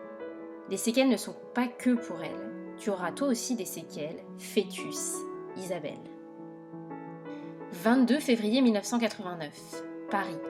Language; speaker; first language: French; native; French